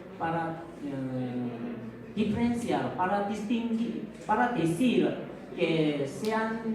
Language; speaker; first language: Spanish; non-native, fluent; Korean